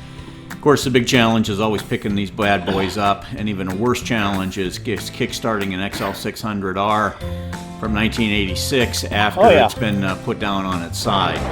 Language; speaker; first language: English; native; English